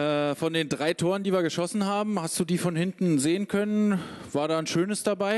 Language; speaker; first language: German; native; German